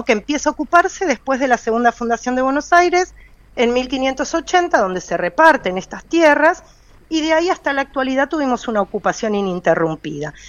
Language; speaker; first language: Spanish; native; Spanish